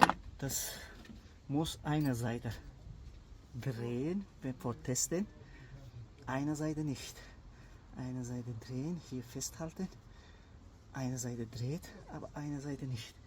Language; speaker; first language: German; non-native, learner; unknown